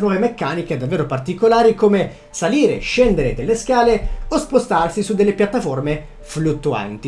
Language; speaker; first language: Italian; native; Italian